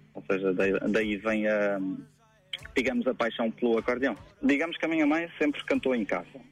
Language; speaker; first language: Portuguese; early bilingual, heritage; Portuguese